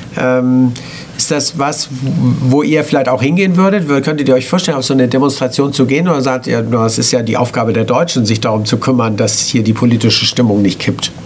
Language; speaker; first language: German; native; German